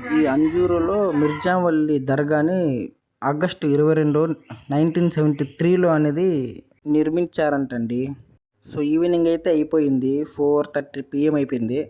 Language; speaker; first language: Telugu; non-native, local second language; Urdu